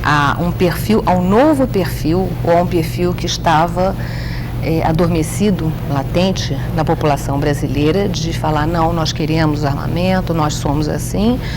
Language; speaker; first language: Portuguese; native; Portuguese